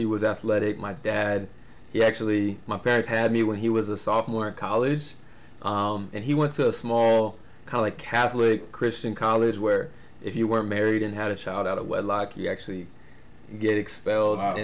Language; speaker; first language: English; native; English